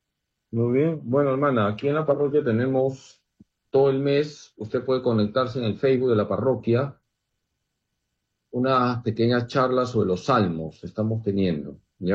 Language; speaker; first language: Spanish; native; Spanish